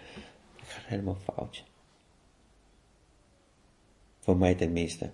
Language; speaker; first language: Dutch; non-native, fluent; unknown